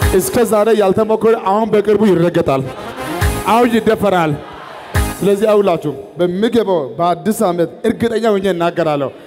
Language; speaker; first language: Amharic; non-native, local second language; Wolaytta